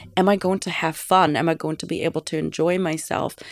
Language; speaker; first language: English; non-native, fluent; German